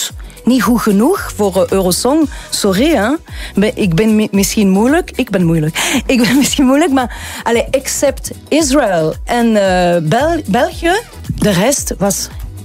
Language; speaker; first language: Dutch; non-native, local second language; French